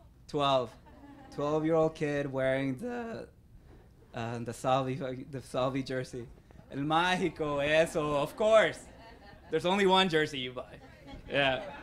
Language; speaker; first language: English; early bilingual, other home language; Spanish